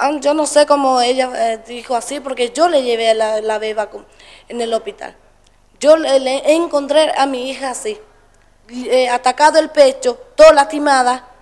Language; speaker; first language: Spanish; non-native, local second language; Guarani